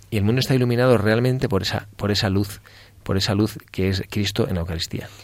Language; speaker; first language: Spanish; native; Spanish